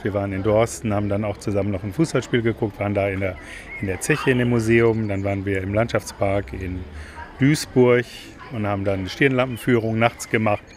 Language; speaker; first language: German; native; German